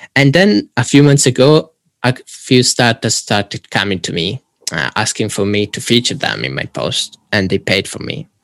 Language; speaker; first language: English; non-native, fluent; Italian